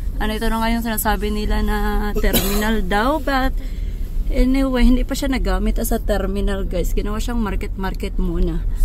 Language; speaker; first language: Filipino; non-native, local second language; Cebuano